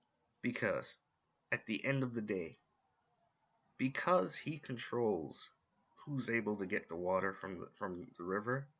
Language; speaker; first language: English; native; English